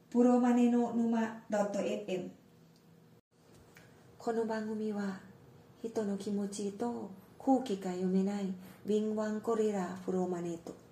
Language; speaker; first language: Japanese; native; Japanese